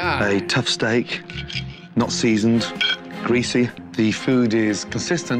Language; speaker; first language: English; native; English